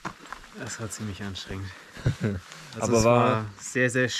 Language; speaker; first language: German; native; German